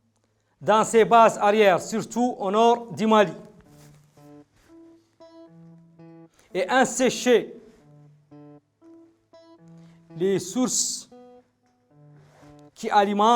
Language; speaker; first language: French; non-native, local second language; Arabic